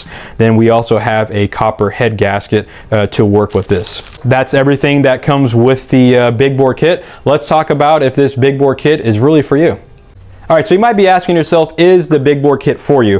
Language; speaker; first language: English; native; English